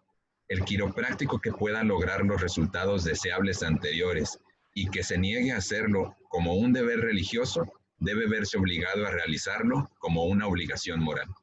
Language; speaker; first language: Spanish; native; Spanish